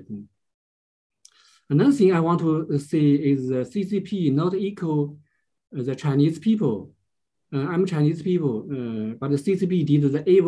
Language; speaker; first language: English; non-native, learner; Chinese